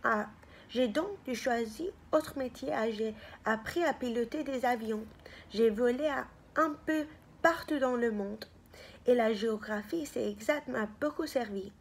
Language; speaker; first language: French; non-native, fluent; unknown